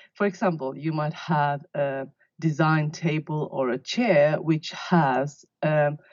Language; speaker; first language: English; non-native, fluent; Finnish